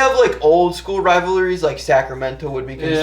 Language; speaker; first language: English; native; English